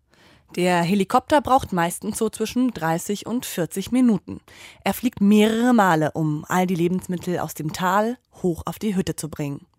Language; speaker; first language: German; native; German